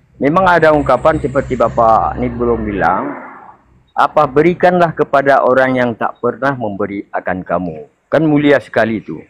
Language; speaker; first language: Indonesian; non-native, local second language; Achinese